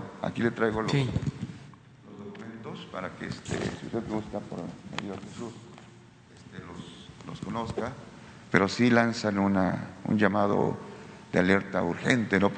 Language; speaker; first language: Spanish; native; Spanish